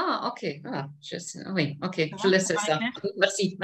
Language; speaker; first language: French; non-native, fluent; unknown